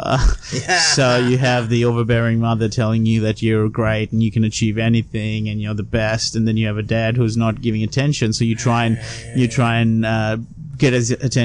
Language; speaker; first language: English; non-native, local second language; Sinhala